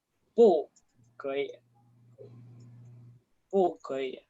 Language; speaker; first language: Chinese; non-native, fluent; Spanish